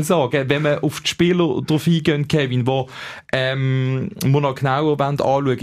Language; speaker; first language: German; native; German